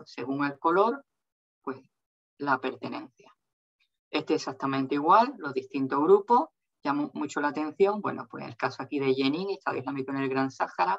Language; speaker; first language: Spanish; native; Spanish